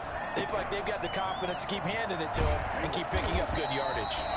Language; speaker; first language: English; native; English